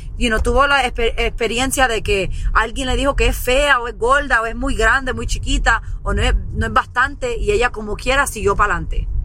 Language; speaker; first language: Spanish; early bilingual, heritage; Spanish